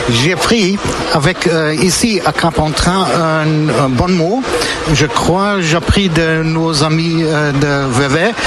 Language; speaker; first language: French; non-native, learner; German